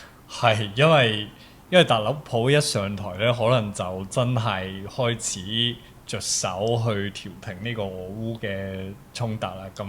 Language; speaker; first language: Cantonese; native; Cantonese